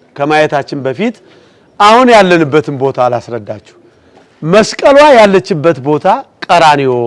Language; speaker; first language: Amharic; native; Amharic